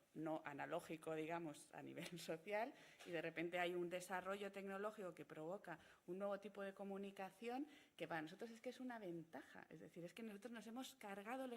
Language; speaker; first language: Spanish; native; Spanish